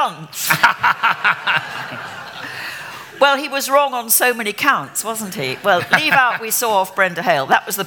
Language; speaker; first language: English; native; English